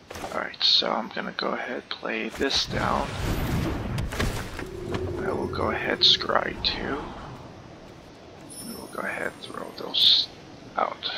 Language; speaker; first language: English; native; English